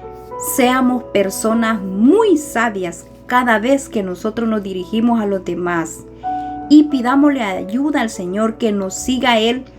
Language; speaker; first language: Spanish; native; Spanish